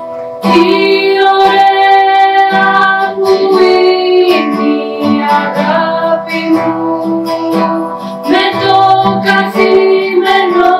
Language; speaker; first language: Greek; early bilingual, heritage; Greek